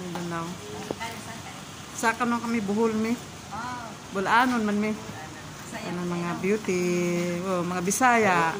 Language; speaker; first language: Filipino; non-native, local second language; Cebuano